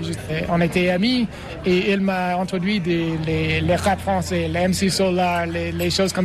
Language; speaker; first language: French; non-native, learner; English